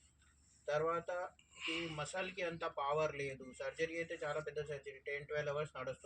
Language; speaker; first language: Telugu; native; Telugu